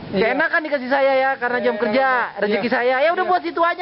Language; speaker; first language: Indonesian; native; Indonesian